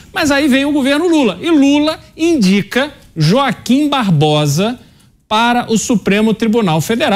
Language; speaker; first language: Portuguese; native; Portuguese